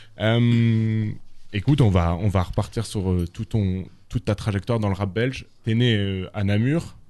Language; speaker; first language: French; native; French